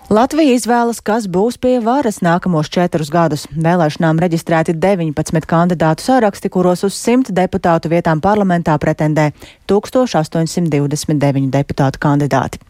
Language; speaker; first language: Latvian; native; Latvian